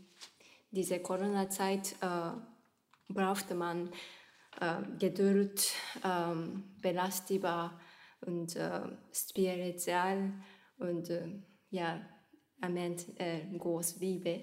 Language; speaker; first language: German; non-native, learner; Japanese